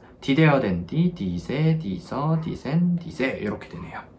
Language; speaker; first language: German; non-native, fluent; Korean